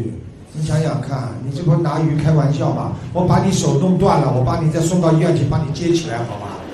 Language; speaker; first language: Chinese; native; Chinese